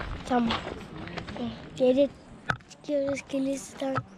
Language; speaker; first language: Turkish; early bilingual, heritage; Turkish